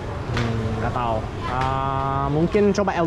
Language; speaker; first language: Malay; non-native, learner; English